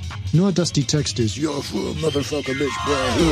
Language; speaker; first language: German; non-native, fluent; English